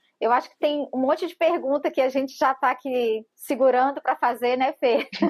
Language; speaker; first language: Portuguese; native; Portuguese